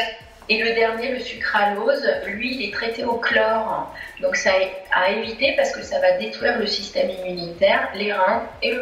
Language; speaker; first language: French; native; French